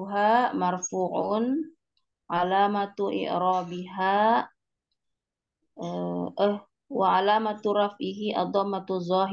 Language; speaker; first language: Arabic; non-native, learner; Indonesian